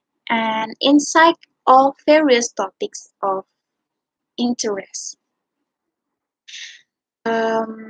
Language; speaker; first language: English; non-native, learner; Indonesian